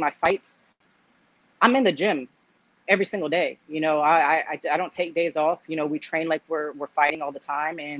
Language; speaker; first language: English; native; English